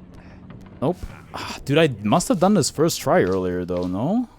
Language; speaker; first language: English; native; English